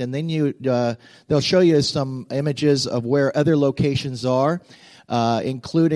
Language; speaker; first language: English; native; English